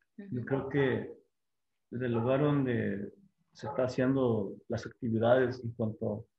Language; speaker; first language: Spanish; non-native, local second language; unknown